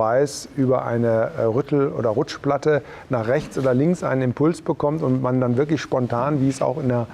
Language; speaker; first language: German; native; German